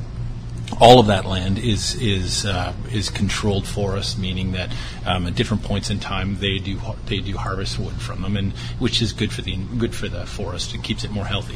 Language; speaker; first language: English; native; English